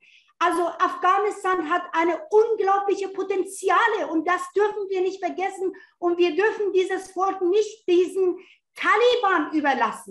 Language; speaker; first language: German; non-native, fluent; Persian